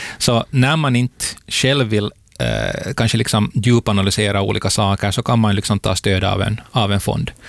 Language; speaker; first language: Swedish; native; Swedish